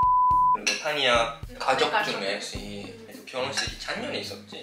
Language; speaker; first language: Korean; non-native, fluent; Japanese